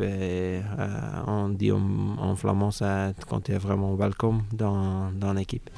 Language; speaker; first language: French; non-native, local second language; Dutch